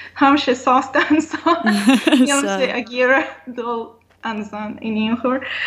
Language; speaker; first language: Irish; non-native, fluent; Portuguese